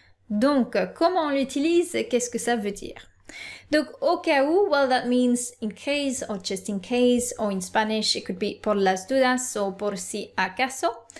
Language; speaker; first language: French; native; French